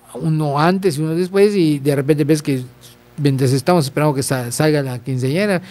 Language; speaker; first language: Spanish; native; Spanish